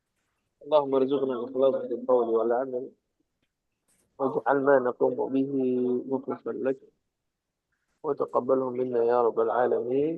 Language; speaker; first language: Arabic; non-native, fluent; Indonesian